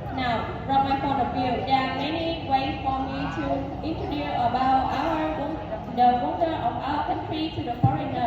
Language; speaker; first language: English; non-native, learner; Vietnamese